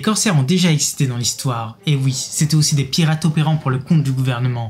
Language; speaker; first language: French; native; French